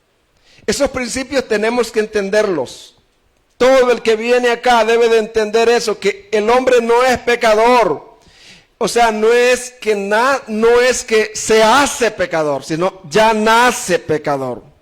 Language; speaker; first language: Spanish; native; Spanish